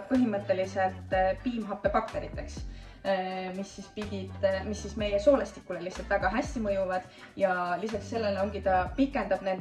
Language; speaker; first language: Estonian; native; Estonian